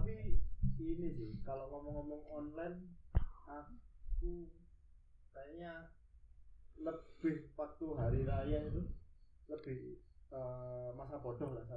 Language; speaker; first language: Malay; non-native, local second language; Javanese